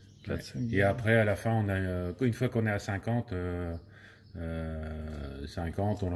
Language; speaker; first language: French; native; French